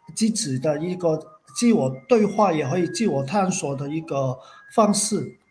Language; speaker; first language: Chinese; non-native, fluent; Cantonese